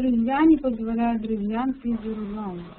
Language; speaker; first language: Russian; native; Russian